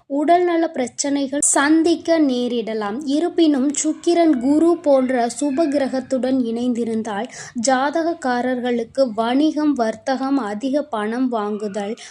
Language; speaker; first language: Tamil; native; Tamil